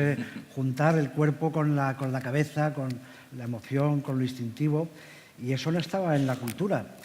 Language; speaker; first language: Spanish; native; Spanish